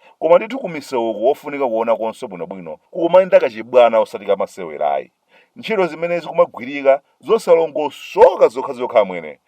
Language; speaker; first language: Nyanja; native; Nyanja